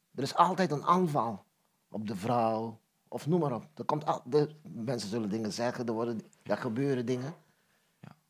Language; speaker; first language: Dutch; non-native, local second language; Papiamento